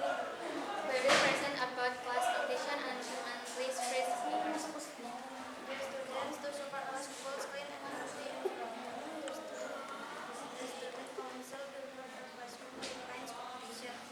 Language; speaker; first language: English; non-native, learner; Indonesian